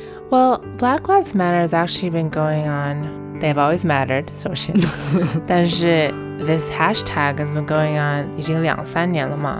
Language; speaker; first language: English; early bilingual, other home language; Chinese